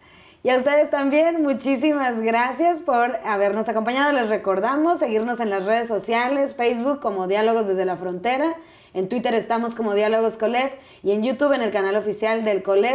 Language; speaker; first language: Spanish; native; Spanish